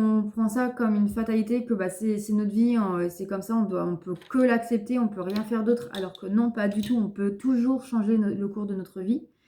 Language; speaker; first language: French; native; French